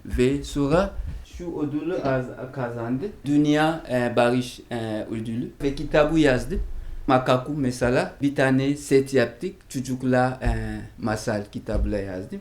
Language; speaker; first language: Turkish; non-native, learner; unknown